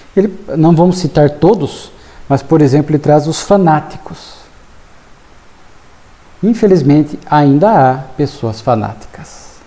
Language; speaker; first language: Portuguese; native; Portuguese